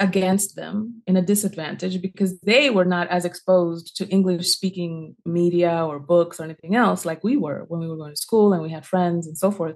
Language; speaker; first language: English; early bilingual, other home language; Spanish